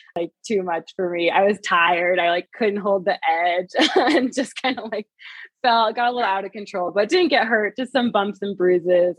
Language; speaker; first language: English; native; English